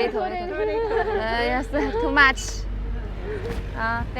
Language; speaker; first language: English; non-native, learner; Chinese